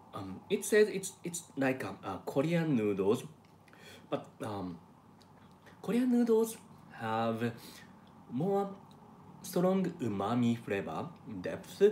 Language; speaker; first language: English; non-native, learner; Japanese